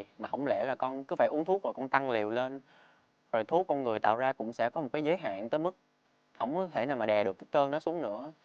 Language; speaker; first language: Vietnamese; native; Vietnamese